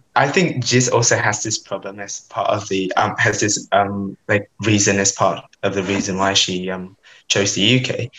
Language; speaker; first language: English; non-native, fluent; Vietnamese